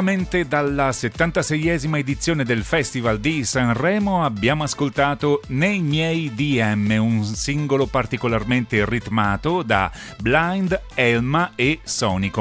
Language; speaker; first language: Italian; native; Italian